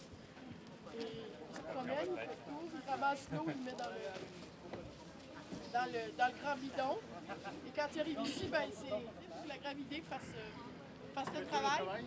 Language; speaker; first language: French; native; French